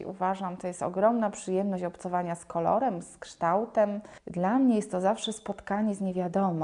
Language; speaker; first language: Polish; native; Polish